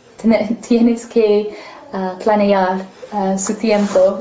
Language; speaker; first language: Spanish; non-native, fluent; English